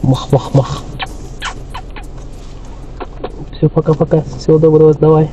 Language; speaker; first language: Russian; non-native, local second language; Kyrgyz